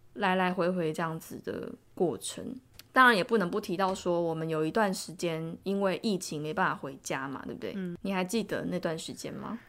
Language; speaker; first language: Chinese; native; Chinese